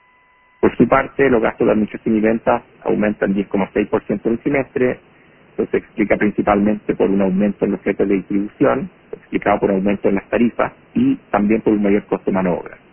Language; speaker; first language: Spanish; native; Spanish